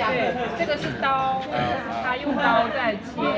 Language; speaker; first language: Chinese; non-native, fluent; Hmong